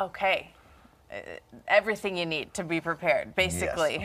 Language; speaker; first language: English; native; English